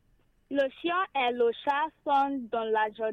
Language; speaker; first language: French; non-native, learner; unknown